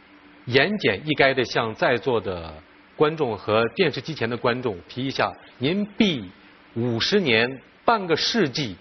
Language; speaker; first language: Chinese; native; Chinese